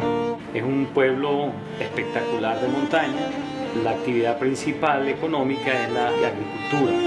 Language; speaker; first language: Spanish; native; Spanish